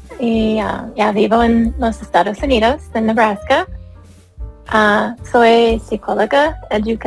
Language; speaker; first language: Spanish; non-native, learner; English